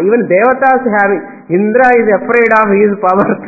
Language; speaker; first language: English; non-native, local second language; Tamil